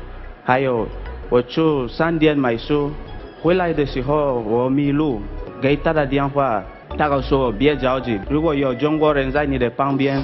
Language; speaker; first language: Chinese; non-native, learner; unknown